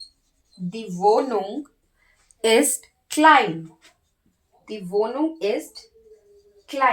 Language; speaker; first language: German; non-native, learner; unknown